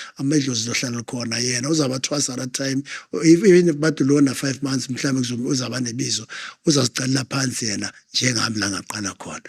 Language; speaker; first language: Zulu; native; Zulu